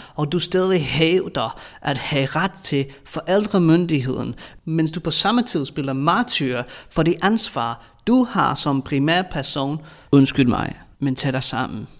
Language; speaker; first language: Danish; non-native, fluent; English